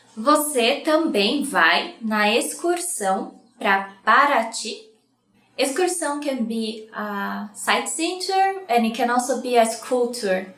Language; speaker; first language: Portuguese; native; Portuguese